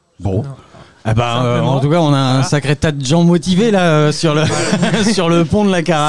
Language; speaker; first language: French; native; French